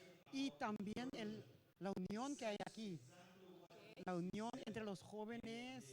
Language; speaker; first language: Spanish; non-native, fluent; Papiamento